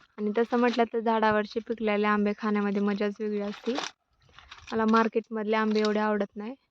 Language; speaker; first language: Marathi; non-native, local second language; Lambadi